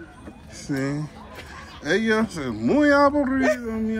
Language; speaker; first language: Spanish; non-native, learner; English